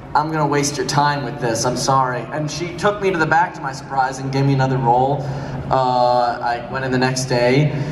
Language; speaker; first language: English; native; English